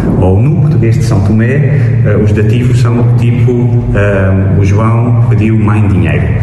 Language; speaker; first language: Portuguese; non-native, fluent; Dutch